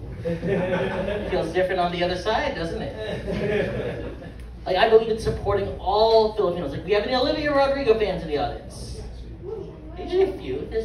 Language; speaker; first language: English; native; English